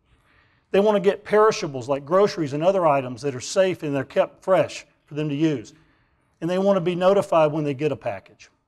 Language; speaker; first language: English; native; English